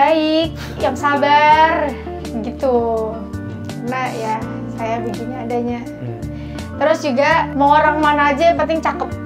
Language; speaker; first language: Indonesian; native; Indonesian